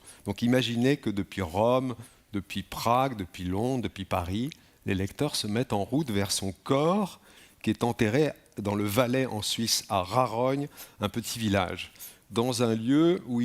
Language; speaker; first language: French; native; French